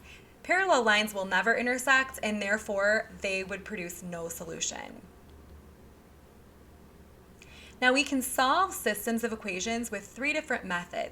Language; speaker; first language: English; native; English